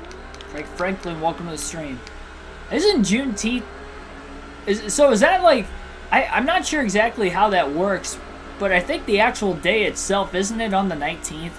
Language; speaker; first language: English; native; English